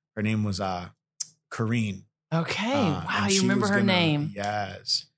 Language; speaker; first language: English; early bilingual, other home language; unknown